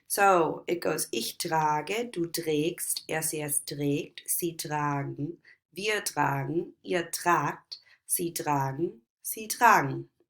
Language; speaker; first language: German; non-native, fluent; English